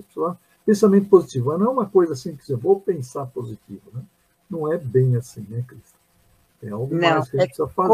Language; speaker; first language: Portuguese; native; Portuguese